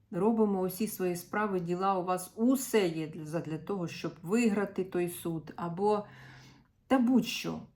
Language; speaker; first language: Ukrainian; non-native, local second language; Russian